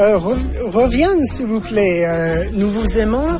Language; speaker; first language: French; non-native, learner; English